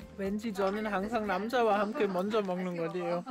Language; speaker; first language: Korean; non-native, fluent; German